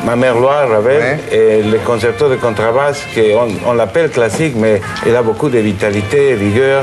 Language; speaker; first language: French; non-native, fluent; English